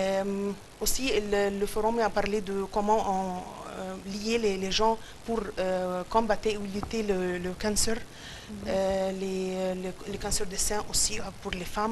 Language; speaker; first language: French; non-native, fluent; Arabic